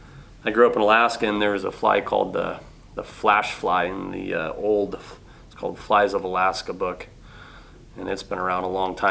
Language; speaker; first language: English; native; English